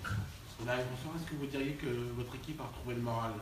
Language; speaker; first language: French; native; French